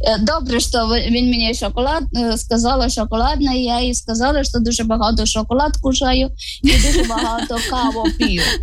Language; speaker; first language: Ukrainian; non-native, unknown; Malayalam